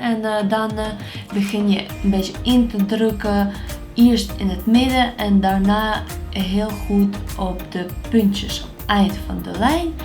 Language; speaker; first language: Dutch; non-native, fluent; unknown